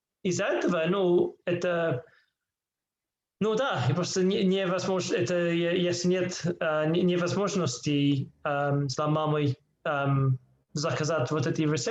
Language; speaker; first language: Russian; non-native, learner; English